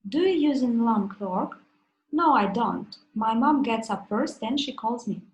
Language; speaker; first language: English; non-native, fluent; Russian